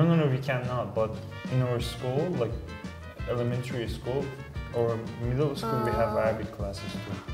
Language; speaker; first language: English; non-native, fluent; Persian